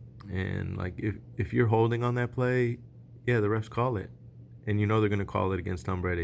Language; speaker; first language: English; native; English